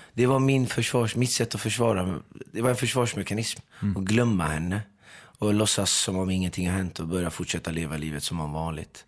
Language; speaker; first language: Swedish; early bilingual, other home language; Persian